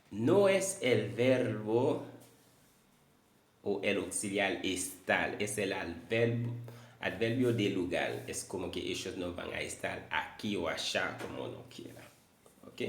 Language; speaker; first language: Spanish; non-native, fluent; Haitian Creole